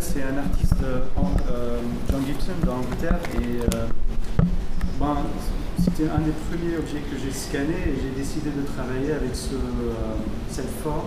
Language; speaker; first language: French; non-native, fluent; German